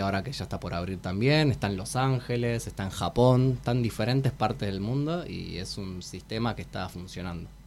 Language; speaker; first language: Spanish; native; Spanish